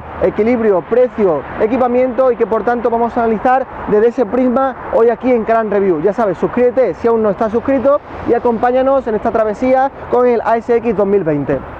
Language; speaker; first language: Spanish; native; Spanish